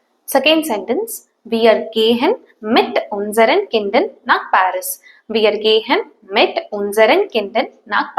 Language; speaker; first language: German; non-native, fluent; Tamil